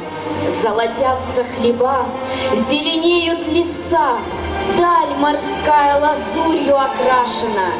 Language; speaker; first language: Russian; native; Russian